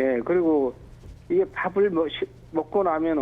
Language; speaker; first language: Korean; native; Korean